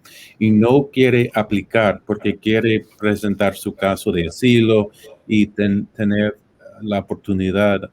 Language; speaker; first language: Spanish; non-native, fluent; English